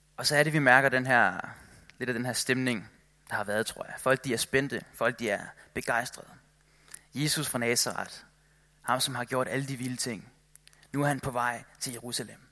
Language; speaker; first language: Danish; native; Danish